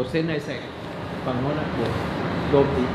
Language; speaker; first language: Thai; native; Thai